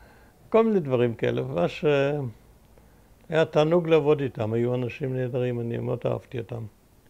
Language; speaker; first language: Hebrew; early bilingual, other home language; German